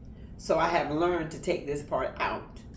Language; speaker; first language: English; native; English